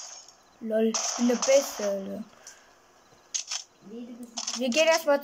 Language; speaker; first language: German; native; German